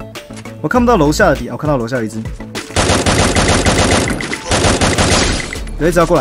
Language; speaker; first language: Chinese; native; Chinese